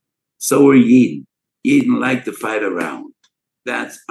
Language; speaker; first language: English; non-native, fluent; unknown